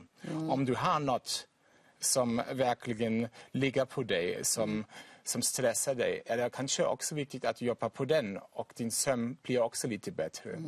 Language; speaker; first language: Swedish; non-native, fluent; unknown